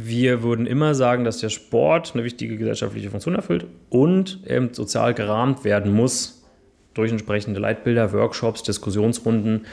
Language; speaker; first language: German; native; German